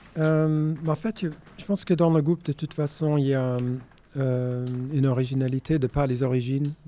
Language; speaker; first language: French; non-native, fluent; English